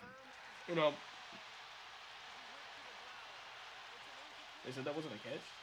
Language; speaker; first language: English; native; English